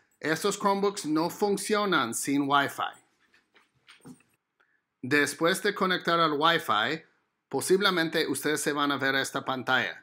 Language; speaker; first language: Spanish; non-native, fluent; English